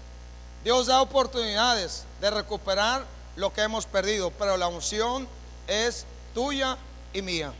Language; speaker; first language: Spanish; native; Spanish